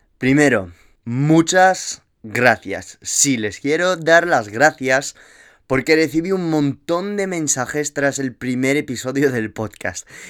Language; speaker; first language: Spanish; early bilingual, heritage; Spanish